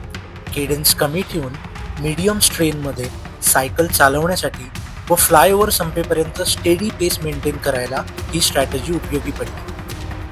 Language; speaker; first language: Marathi; native; Marathi